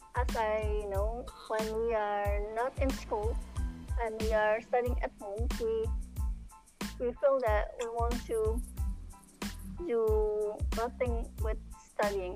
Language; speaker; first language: English; non-native, learner; Indonesian